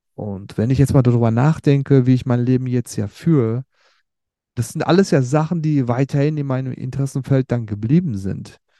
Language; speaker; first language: German; early bilingual, other home language; Turkish